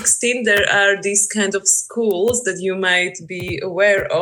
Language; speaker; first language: English; non-native, fluent; Slovak